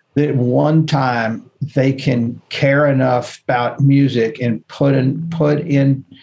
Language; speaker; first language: English; native; English